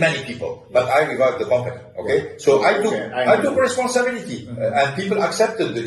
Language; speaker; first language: English; non-native, fluent; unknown